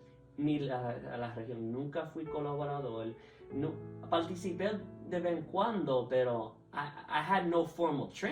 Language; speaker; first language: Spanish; early bilingual, heritage; Spanish